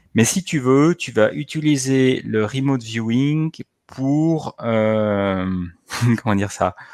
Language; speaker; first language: French; native; French